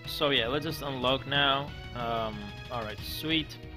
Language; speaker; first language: English; non-native, fluent; Greek